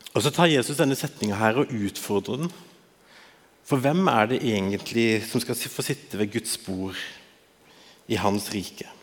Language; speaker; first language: Norwegian; native; Norwegian